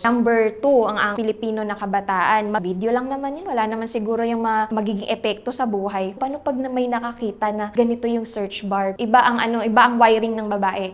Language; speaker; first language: Filipino; native; Filipino